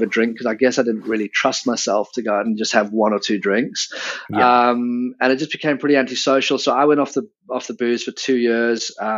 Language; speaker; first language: English; native; English